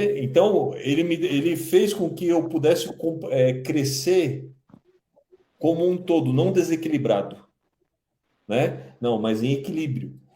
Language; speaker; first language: Portuguese; early bilingual, other home language; Kabuverdianu